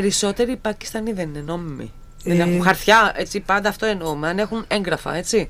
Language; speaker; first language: Greek; native; Greek